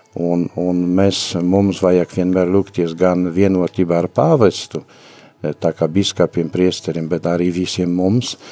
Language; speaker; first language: Latvian; non-native, fluent; Polish